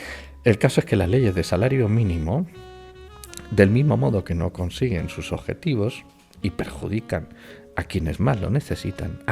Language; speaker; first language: Spanish; native; Spanish